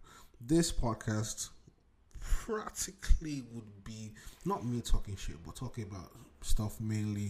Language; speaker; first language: English; non-native, local second language; Yoruba